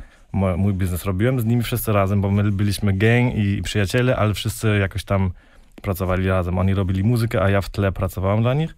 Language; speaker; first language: Polish; early bilingual, heritage; Polish